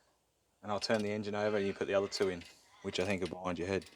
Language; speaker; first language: English; native; English